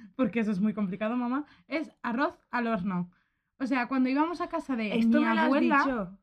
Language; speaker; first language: Spanish; native; Spanish